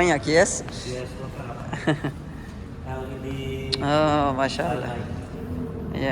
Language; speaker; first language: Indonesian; non-native, learner; Urdu